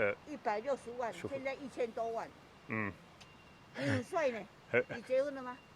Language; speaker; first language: Chinese; non-native, local second language; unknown